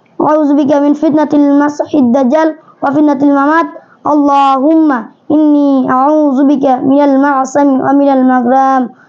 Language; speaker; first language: Arabic; non-native, learner; Bangla